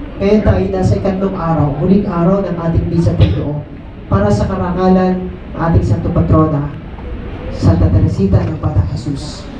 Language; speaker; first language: Filipino; native; Filipino